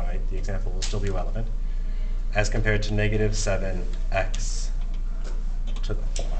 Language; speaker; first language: English; native; English